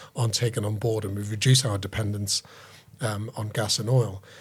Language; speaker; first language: English; native; English